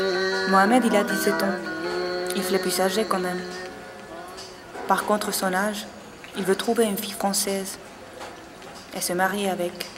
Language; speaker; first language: French; non-native, fluent; Spanish